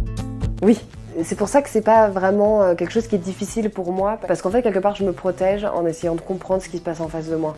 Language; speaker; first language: French; native; French